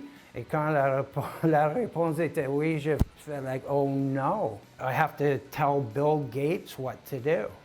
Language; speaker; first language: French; non-native, local second language; English